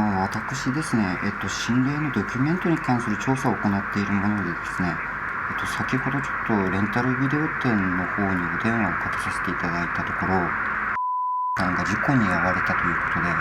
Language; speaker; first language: Japanese; native; Japanese